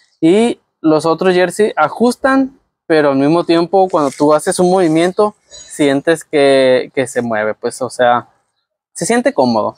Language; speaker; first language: Spanish; native; Spanish